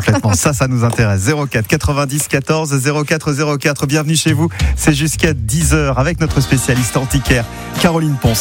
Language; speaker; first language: French; native; French